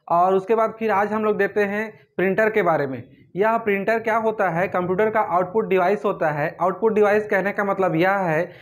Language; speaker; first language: Hindi; native; Hindi